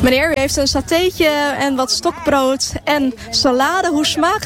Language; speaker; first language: Dutch; native; Dutch